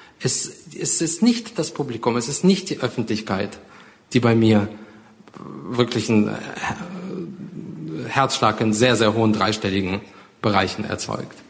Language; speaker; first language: German; early bilingual, other home language; Russian